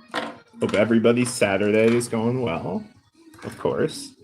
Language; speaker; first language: English; native; English